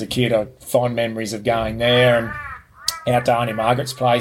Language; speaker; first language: English; native; English